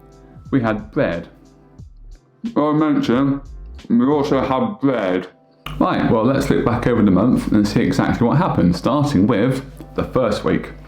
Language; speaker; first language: English; native; English